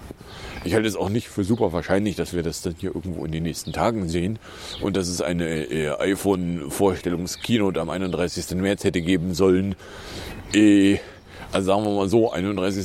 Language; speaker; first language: German; native; German